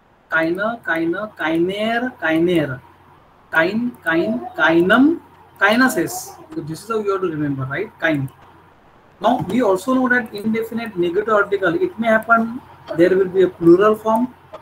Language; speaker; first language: English; non-native, local second language; Marathi